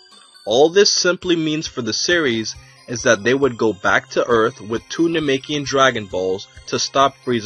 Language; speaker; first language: English; native; English